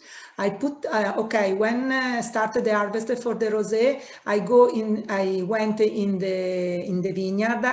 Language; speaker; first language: English; non-native, learner; Italian